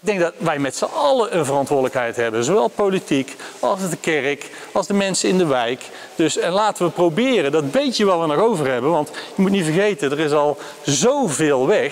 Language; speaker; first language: Dutch; native; Dutch